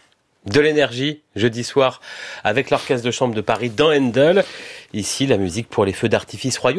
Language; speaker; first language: French; native; French